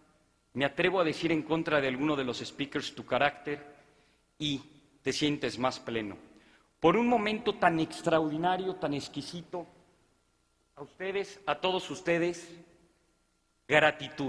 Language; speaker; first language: Spanish; native; Spanish